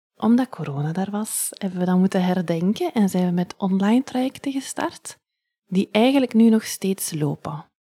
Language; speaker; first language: Dutch; native; Dutch